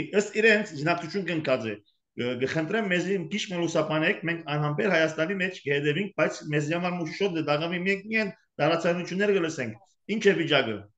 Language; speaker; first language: Armenian; early bilingual, heritage; Armenian